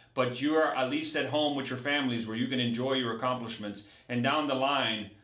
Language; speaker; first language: English; early bilingual, other home language; Spanish